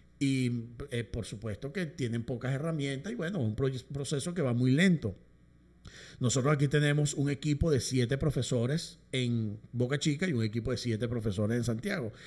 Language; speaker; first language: Spanish; native; Spanish